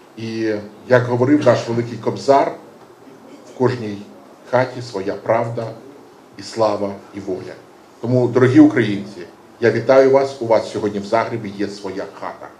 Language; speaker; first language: Ukrainian; native; Ukrainian